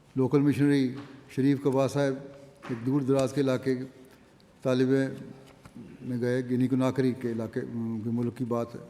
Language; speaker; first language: Urdu; native; Urdu